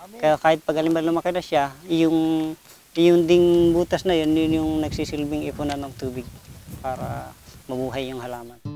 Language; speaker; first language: Filipino; non-native, local second language; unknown